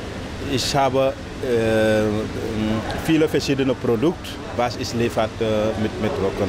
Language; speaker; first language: German; non-native, learner; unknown